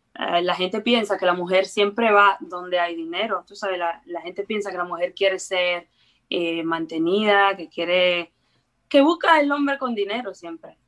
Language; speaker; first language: Spanish; early bilingual, heritage; Spanish